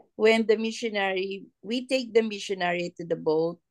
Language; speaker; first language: English; non-native, local second language; Filipino